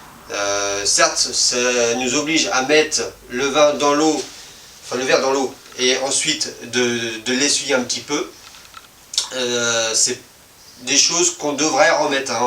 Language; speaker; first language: French; native; French